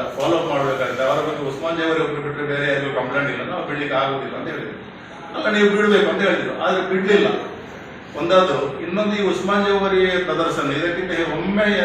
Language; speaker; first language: Kannada; non-native, local second language; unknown